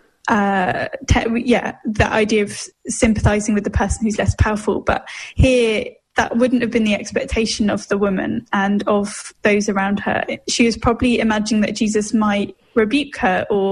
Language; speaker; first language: English; native; English